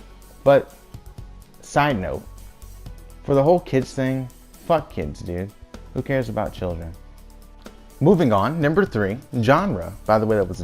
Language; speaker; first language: English; native; English